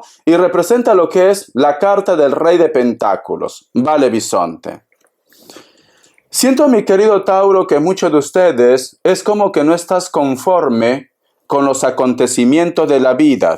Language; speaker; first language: Spanish; native; Spanish